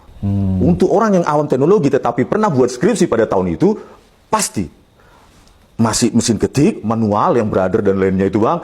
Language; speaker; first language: Indonesian; native; Indonesian